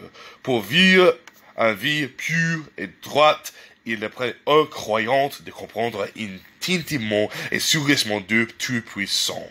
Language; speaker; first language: French; non-native, learner; English